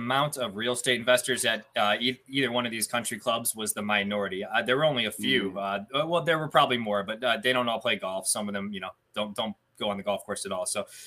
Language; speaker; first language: English; native; English